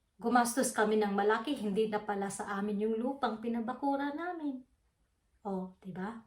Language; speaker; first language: Filipino; non-native, local second language; Waray